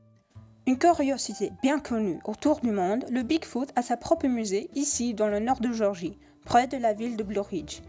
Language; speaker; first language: French; non-native, learner; English